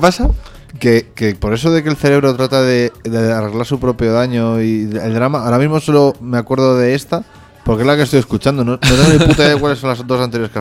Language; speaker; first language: Spanish; native; Spanish